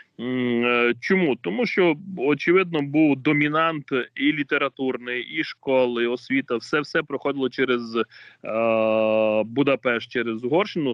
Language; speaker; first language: Ukrainian; native; Ukrainian